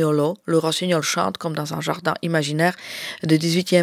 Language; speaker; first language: French; native; French